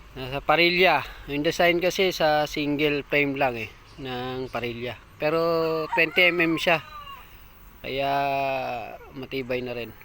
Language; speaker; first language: Filipino; native; Filipino